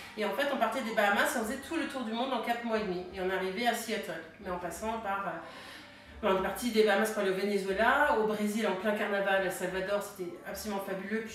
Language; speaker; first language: French; early bilingual, heritage; French